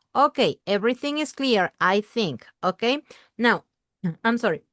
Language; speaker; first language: English; non-native, learner; Spanish